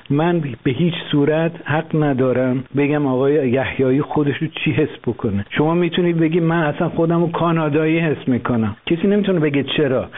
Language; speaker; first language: Persian; non-native, local second language; Azerbaijani